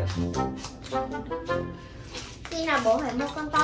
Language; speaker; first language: Vietnamese; native; Vietnamese